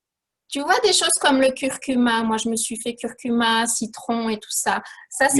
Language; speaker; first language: French; native; French